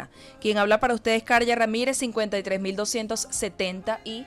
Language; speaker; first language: Spanish; native; Spanish